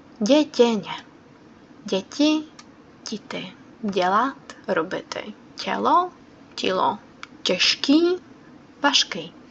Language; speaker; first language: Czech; non-native, fluent; Ukrainian